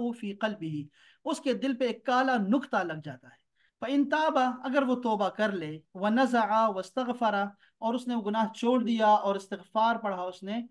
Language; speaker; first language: Urdu; native; Urdu